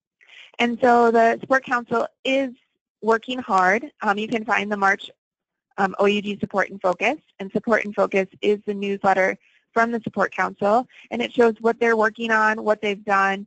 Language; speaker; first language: English; native; English